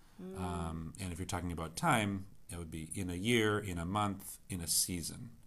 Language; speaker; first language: English; native; English